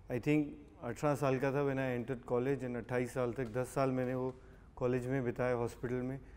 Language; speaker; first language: Hindi; native; Hindi